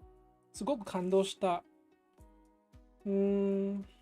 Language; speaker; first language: Japanese; non-native, learner; English